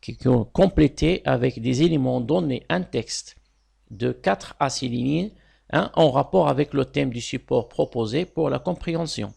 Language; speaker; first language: French; non-native, local second language; Arabic